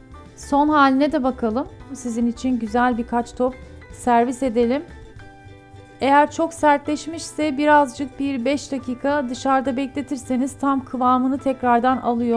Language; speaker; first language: Turkish; native; Turkish